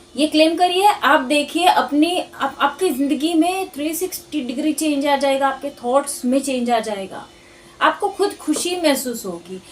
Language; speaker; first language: Hindi; non-native, local second language; Marathi